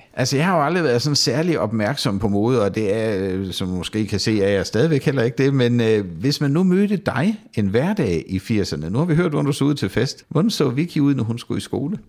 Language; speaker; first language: Danish; native; Danish